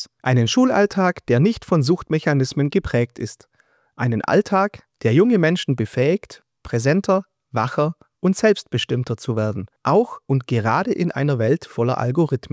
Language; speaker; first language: German; native; German